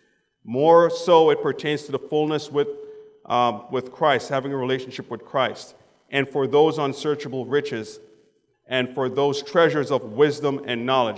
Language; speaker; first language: English; native; English